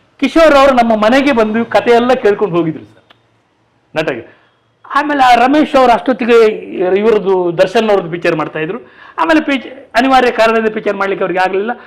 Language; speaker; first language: Kannada; non-native, local second language; Tulu